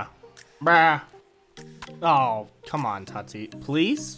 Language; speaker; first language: English; native; English